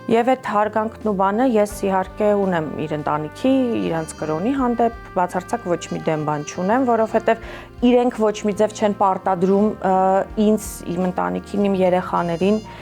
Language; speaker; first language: Armenian; native; Armenian